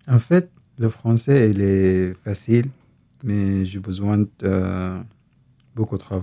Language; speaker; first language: French; non-native, learner; Arabic